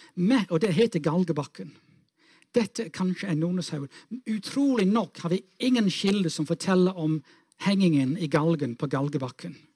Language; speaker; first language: Norwegian; non-native, fluent; English